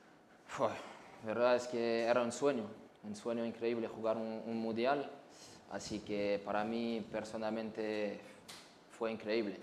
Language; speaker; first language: Spanish; non-native, learner; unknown